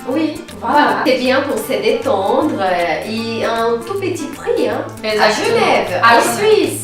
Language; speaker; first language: French; non-native, fluent; Portuguese